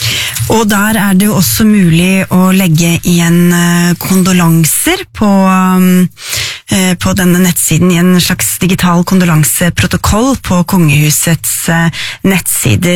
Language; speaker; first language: Norwegian; native; Norwegian